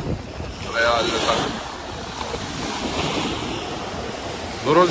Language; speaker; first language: Russian; non-native, learner; Turkish